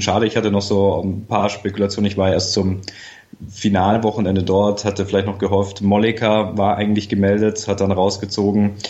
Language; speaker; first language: German; native; German